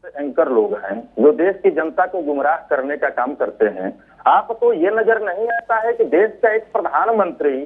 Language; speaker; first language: Hindi; native; Hindi